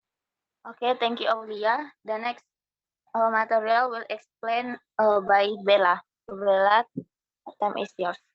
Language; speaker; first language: English; non-native, learner; Indonesian